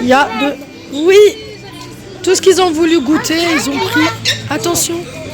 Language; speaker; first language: French; native; French